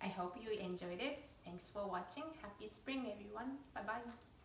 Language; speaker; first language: English; non-native, fluent; Japanese